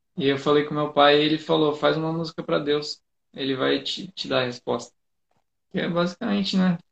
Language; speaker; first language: Portuguese; native; Portuguese